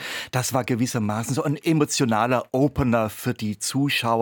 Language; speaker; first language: German; native; German